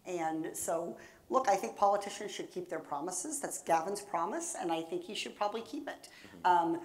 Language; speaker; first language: English; native; English